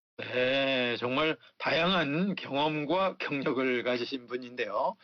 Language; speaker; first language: Korean; native; Korean